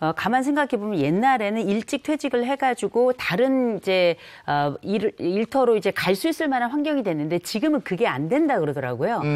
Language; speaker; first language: Korean; native; Korean